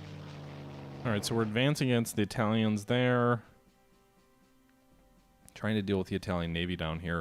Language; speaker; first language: English; native; English